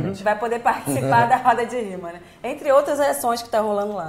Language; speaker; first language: Portuguese; native; Portuguese